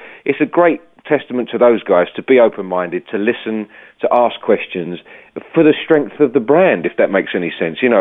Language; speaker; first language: English; native; English